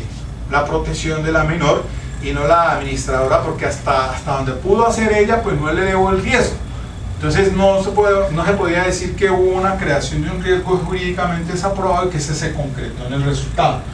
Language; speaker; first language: Spanish; native; Spanish